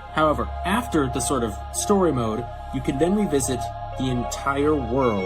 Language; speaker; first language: English; native; English